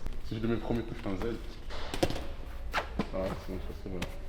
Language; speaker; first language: French; native; French